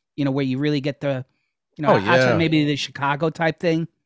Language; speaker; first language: English; native; English